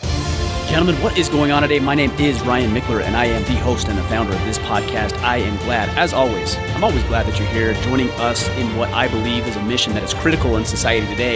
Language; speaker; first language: English; native; English